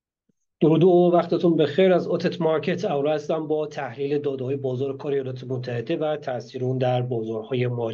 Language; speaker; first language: Persian; native; Persian